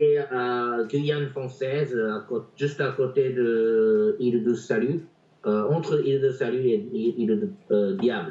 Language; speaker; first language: French; non-native, fluent; Japanese